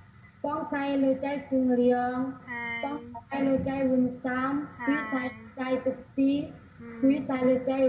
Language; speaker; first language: Chinese; non-native, learner; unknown